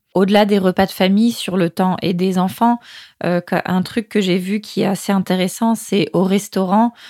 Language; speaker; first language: French; native; French